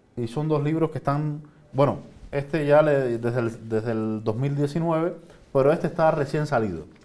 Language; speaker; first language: Spanish; native; Spanish